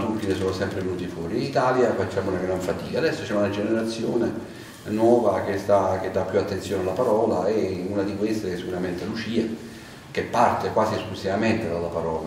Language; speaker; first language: Italian; native; Italian